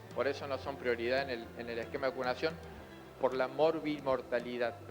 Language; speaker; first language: Spanish; native; Spanish